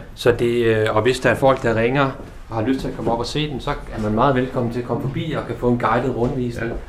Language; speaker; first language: Danish; native; Danish